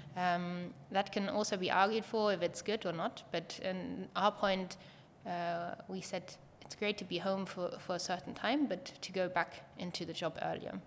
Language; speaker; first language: English; non-native, fluent; German